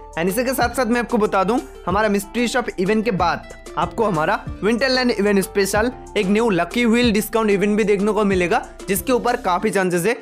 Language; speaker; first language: Hindi; non-native, local second language; Bangla